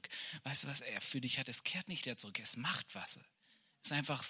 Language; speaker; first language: German; native; German